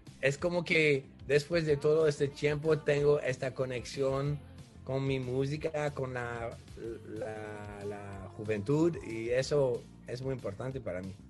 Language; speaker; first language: Spanish; non-native, fluent; French